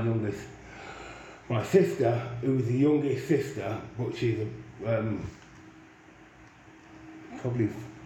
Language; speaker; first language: English; native; English